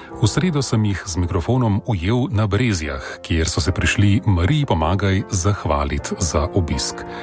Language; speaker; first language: Slovenian; native; Slovenian